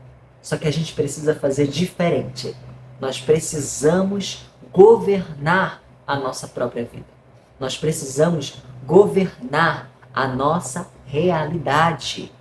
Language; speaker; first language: Portuguese; native; Portuguese